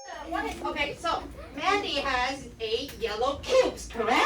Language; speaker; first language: English; native; English